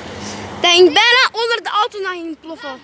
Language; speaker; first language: Dutch; non-native, local second language; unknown